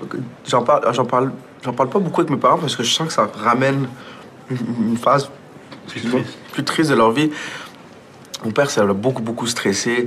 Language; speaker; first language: French; early bilingual, other home language; Arabic